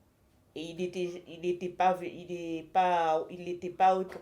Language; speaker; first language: French; non-native, learner; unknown